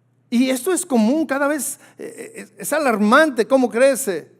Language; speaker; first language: Spanish; native; Spanish